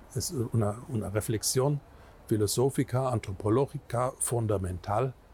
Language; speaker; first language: Spanish; non-native, fluent; German